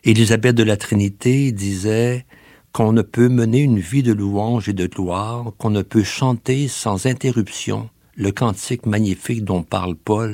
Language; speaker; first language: French; native; French